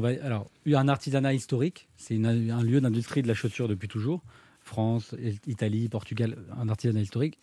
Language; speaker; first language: French; native; French